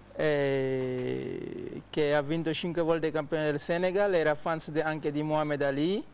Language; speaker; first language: Italian; non-native, fluent; Wolof